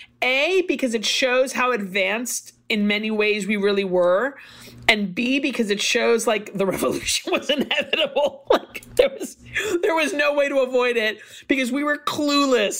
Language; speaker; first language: English; early bilingual, other home language; Spanish